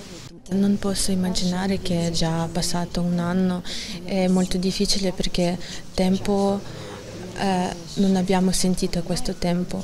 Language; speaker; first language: Italian; non-native, fluent; Ukrainian